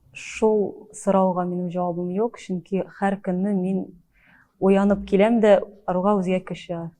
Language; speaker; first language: Tatar; early bilingual, heritage; Tatar